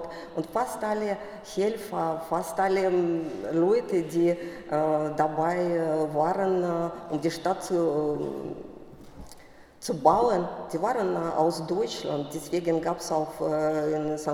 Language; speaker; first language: German; non-native, fluent; Russian